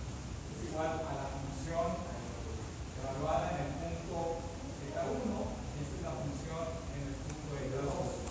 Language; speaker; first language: Spanish; native; Spanish